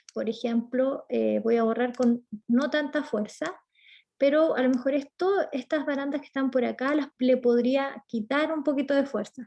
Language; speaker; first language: Spanish; native; Spanish